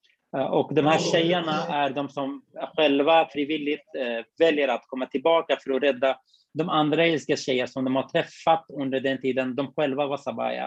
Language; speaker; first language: Swedish; non-native, fluent; Kurdish